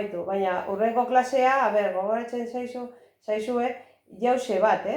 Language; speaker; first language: Basque; non-native, local second language; Spanish